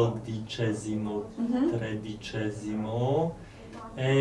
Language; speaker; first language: Italian; non-native, learner; Polish